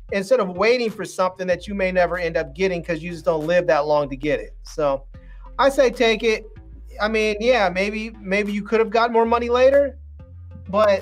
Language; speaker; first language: English; native; English